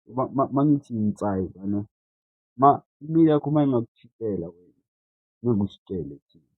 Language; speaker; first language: Zulu; native; Zulu